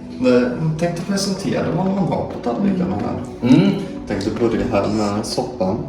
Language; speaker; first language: Swedish; native; Swedish